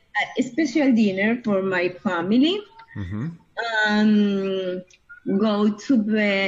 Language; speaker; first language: English; non-native, learner; Spanish